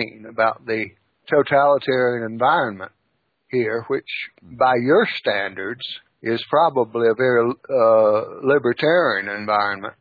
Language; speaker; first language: English; native; English